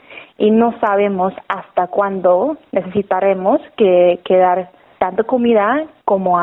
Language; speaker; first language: Spanish; non-native, fluent; English